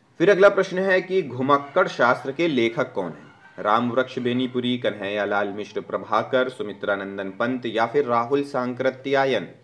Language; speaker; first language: Hindi; native; Hindi